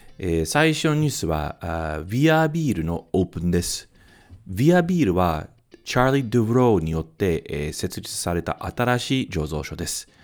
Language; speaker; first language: Japanese; non-native, fluent; English